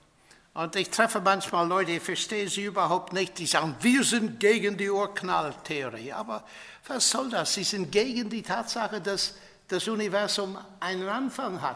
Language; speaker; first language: German; non-native, fluent; English